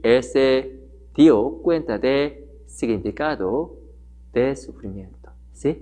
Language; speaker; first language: Spanish; non-native, learner; Korean